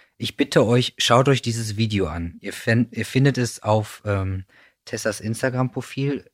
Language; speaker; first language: German; native; German